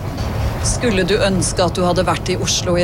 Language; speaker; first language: Norwegian; native; Norwegian